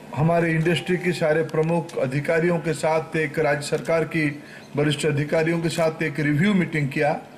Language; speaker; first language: Hindi; non-native, local second language; Odia